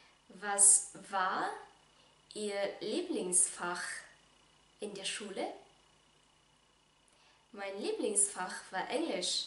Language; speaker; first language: German; non-native, fluent; Vietnamese